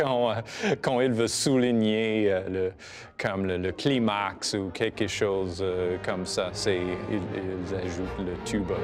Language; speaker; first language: French; non-native, fluent; English